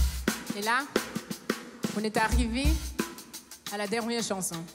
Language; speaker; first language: French; non-native, fluent; English